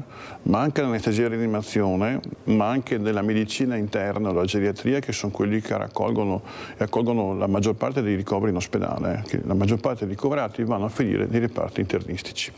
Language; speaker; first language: Italian; native; Italian